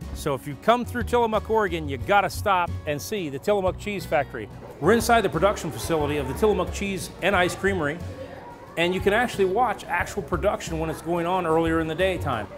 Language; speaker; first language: English; native; English